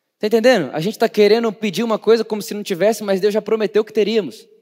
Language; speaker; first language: Portuguese; native; Portuguese